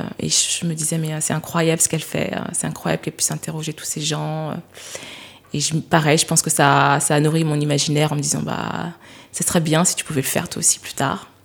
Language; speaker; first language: French; early bilingual, other home language; Lingala